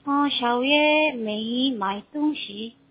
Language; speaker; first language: Chinese; non-native, learner; Korean